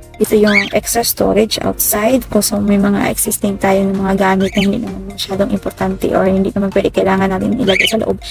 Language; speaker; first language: Filipino; native; Filipino